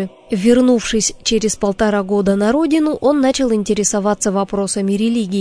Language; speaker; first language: Russian; native; Russian